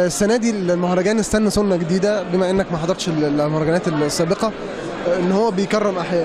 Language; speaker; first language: Arabic; native; Arabic